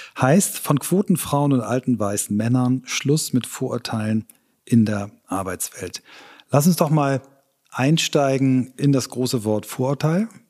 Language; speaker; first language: German; native; German